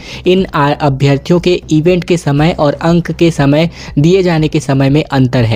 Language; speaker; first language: Hindi; native; Hindi